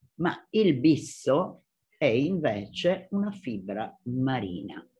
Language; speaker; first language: Italian; native; Italian